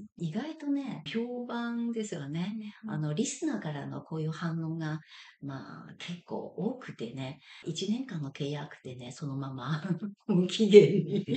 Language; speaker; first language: Japanese; non-native, fluent; Chinese